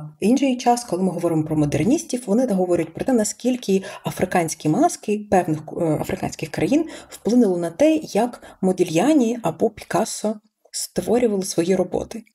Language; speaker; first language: Ukrainian; early bilingual, other home language; Persian